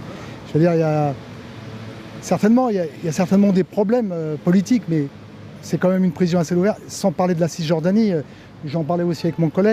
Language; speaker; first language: French; native; French